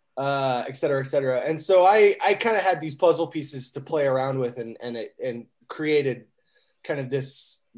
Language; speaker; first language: English; native; English